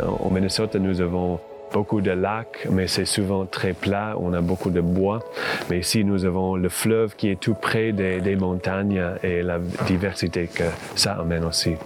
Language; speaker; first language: French; non-native, fluent; English